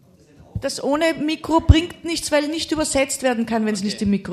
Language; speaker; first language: German; native; German